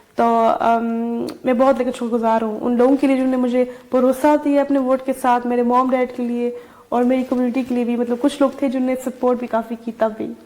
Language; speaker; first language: Urdu; early bilingual, heritage; Urdu